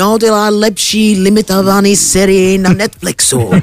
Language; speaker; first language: Czech; non-native, fluent; English